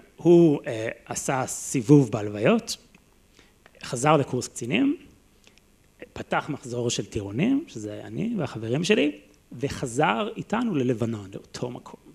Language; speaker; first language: Hebrew; non-native, fluent; English